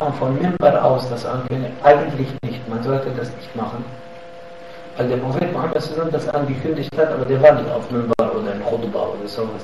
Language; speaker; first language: German; non-native, fluent; Arabic